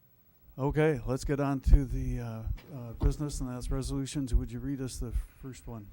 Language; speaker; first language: English; native; English